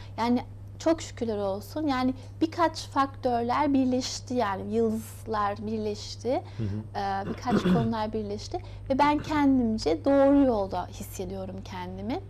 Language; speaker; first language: Turkish; early bilingual, heritage; Turkish